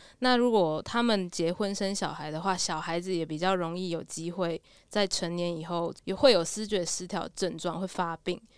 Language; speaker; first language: Chinese; native; Chinese